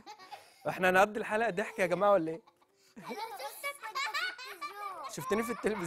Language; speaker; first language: Arabic; native; Arabic